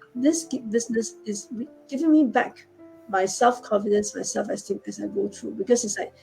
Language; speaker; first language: English; non-native, local second language; Chinese